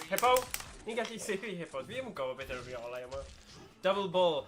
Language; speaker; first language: Welsh; native; Welsh